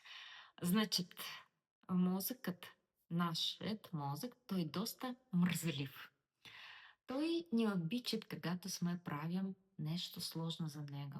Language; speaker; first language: Bulgarian; non-native, learner; Russian